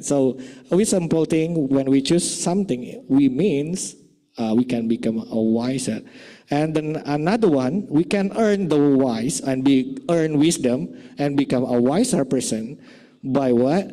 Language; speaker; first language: English; non-native, fluent; Indonesian